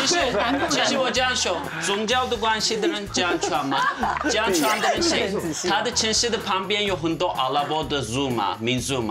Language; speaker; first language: Chinese; non-native, fluent; Turkish